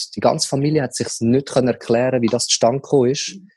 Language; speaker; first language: German; native; German